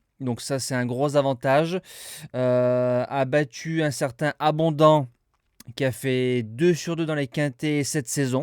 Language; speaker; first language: French; native; French